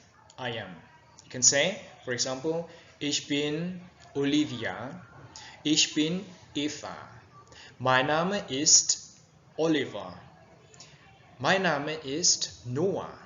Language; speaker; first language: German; non-native, fluent; Vietnamese